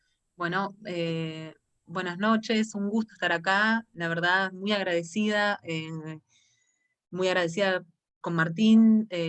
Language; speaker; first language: Spanish; non-native, fluent; Portuguese